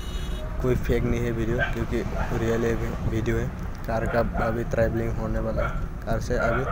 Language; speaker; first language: Hindi; non-native, local second language; Assamese